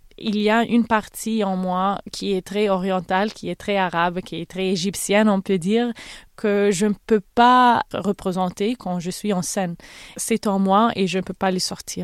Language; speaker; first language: French; non-native, fluent; Arabic